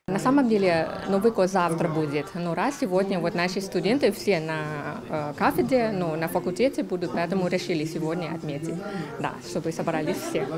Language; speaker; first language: Russian; non-native, local second language; Thai